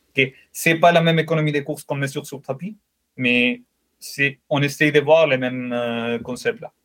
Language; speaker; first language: French; non-native, fluent; Spanish